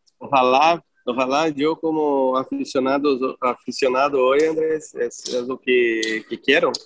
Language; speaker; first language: Spanish; non-native, fluent; Portuguese